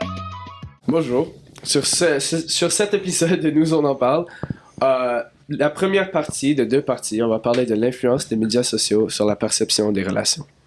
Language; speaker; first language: French; non-native, local second language; English